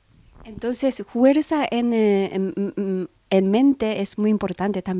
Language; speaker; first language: Spanish; non-native, fluent; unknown